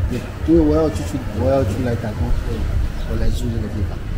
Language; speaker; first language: Chinese; non-native, learner; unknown